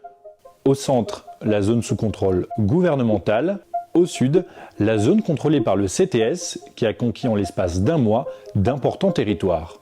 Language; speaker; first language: French; native; French